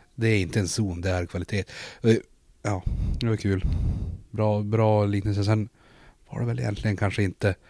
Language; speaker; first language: Swedish; native; Swedish